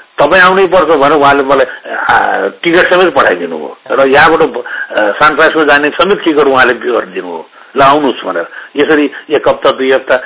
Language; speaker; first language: Nepali; non-native, local second language; Newari